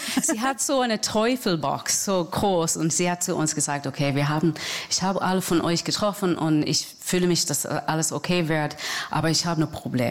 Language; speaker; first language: German; non-native, fluent; English